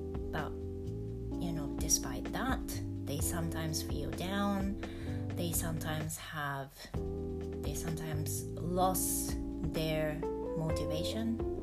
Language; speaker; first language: English; non-native, fluent; Japanese